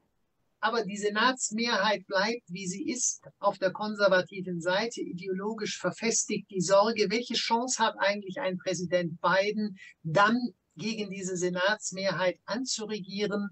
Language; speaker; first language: German; native; German